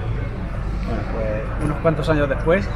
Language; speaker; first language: Spanish; native; Spanish